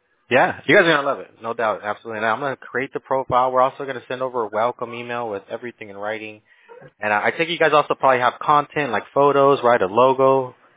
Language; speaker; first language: English; early bilingual, other home language; Spanish